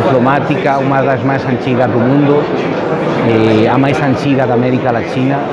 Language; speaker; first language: Spanish; non-native, fluent; Portuguese